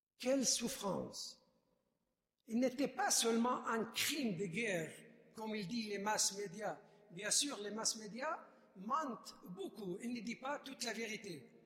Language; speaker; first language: French; non-native, fluent; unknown